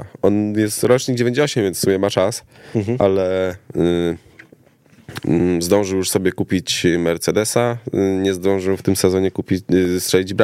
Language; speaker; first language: Polish; native; Polish